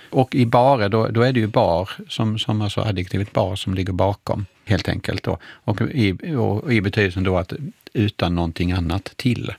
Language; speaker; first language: Swedish; native; Swedish